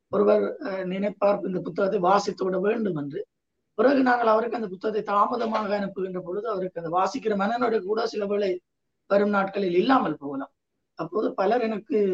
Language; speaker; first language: Tamil; native; Tamil